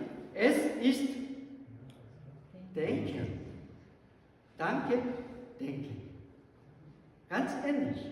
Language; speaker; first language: German; non-native, learner; Korean